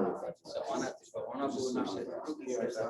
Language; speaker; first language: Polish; non-native, learner; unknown